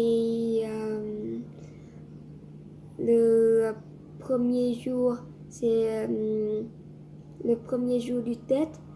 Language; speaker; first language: French; non-native, learner; Vietnamese